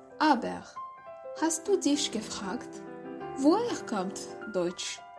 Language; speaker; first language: German; non-native, learner; French